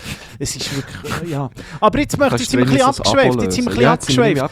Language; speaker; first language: German; native; German